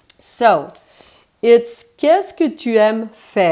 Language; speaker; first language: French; non-native, fluent; English